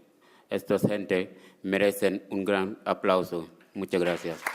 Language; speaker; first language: Spanish; non-native, fluent; Wolof